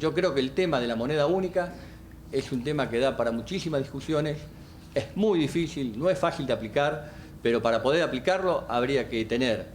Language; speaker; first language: Spanish; native; Spanish